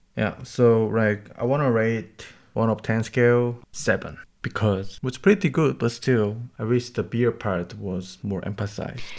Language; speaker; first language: English; non-native, learner; Korean